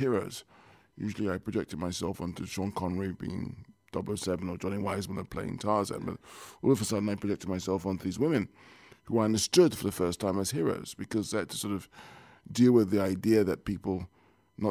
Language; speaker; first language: English; native; English